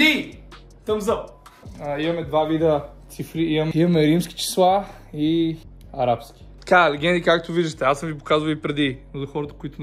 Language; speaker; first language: Bulgarian; native; Bulgarian